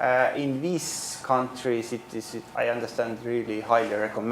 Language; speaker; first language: English; non-native, fluent; Estonian